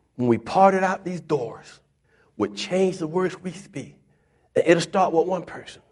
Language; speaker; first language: English; native; English